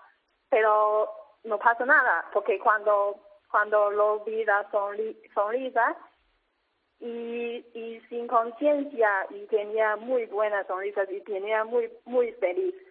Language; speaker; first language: Spanish; non-native, learner; Cantonese